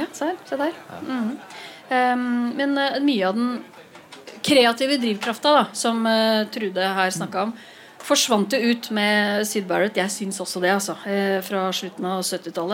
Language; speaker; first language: Norwegian; native; Norwegian